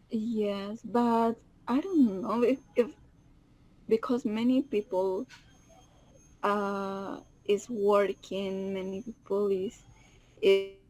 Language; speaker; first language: English; non-native, learner; Spanish